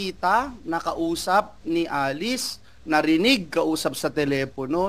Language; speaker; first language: Filipino; native; Filipino